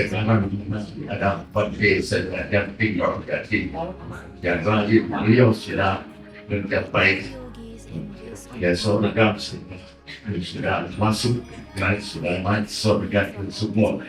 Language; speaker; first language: Indonesian; non-native, learner; Thai